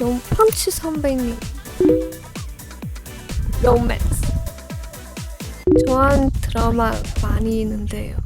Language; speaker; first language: Korean; non-native, learner; Chinese